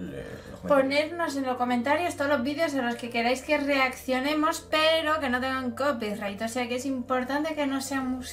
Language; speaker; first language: Spanish; native; Spanish